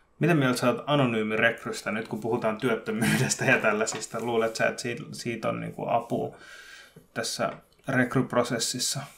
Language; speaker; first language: Finnish; early bilingual, other home language; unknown